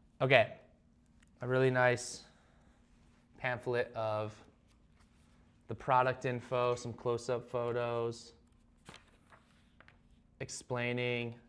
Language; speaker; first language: English; native; English